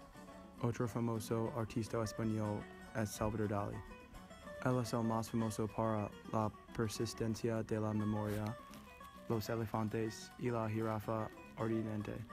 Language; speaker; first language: Spanish; non-native, learner; English